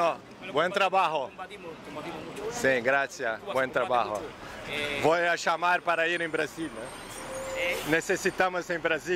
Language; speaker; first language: Spanish; non-native, learner; Portuguese